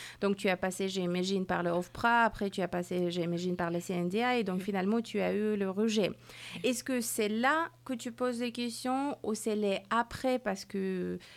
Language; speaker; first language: French; non-native, fluent; Persian